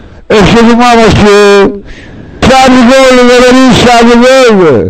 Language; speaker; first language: French; non-native, learner; Portuguese